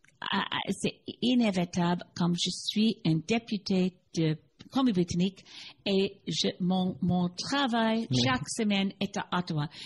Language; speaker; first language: French; non-native, learner; English